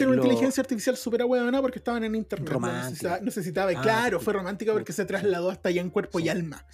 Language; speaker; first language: Spanish; native; Spanish